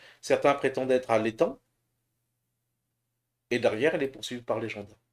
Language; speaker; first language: French; native; French